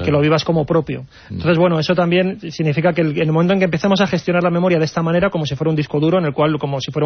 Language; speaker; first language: Spanish; native; Spanish